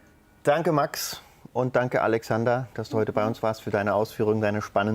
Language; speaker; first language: German; native; German